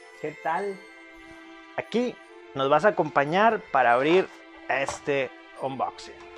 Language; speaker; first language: Spanish; native; Spanish